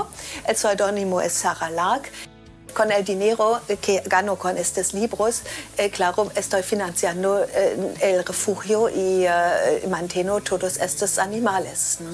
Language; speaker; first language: Spanish; non-native, fluent; German